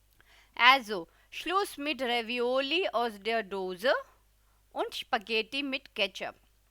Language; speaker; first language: German; non-native, fluent; Hindi